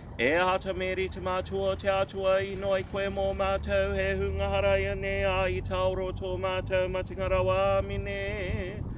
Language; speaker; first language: Māori; non-native, local second language; English